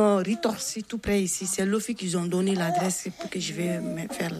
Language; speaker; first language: French; non-native, learner; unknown